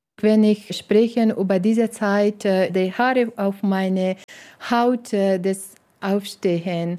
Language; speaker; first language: German; non-native, learner; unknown